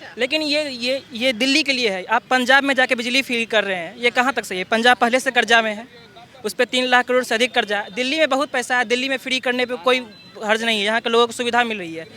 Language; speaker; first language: Hindi; native; Hindi